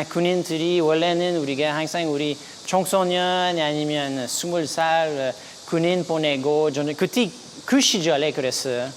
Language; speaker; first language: Korean; non-native, learner; French